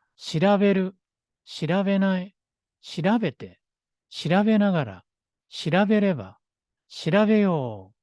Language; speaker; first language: Japanese; non-native, fluent; Korean